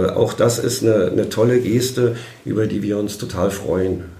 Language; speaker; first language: German; native; German